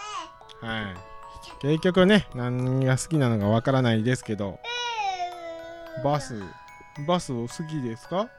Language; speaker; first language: Japanese; native; Japanese